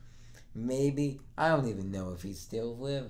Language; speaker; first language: English; native; English